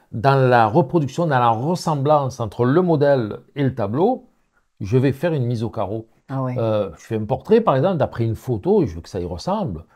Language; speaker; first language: French; native; French